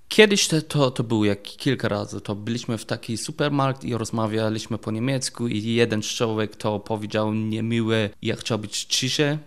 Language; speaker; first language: Polish; non-native, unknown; German